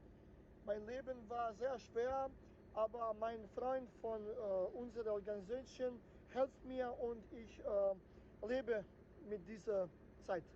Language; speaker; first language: German; non-native, learner; Bosnian